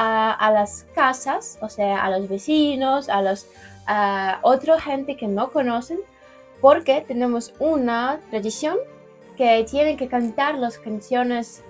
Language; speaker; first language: Spanish; non-native, learner; Ukrainian